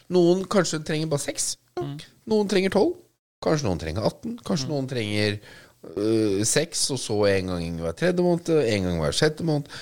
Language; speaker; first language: Norwegian; native; Norwegian